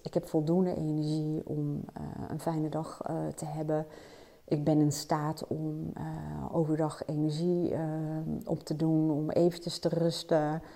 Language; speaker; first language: Dutch; native; Dutch